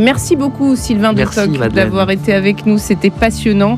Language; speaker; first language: French; native; French